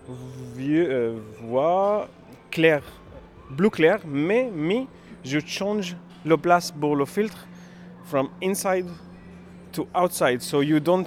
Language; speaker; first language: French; non-native, learner; Arabic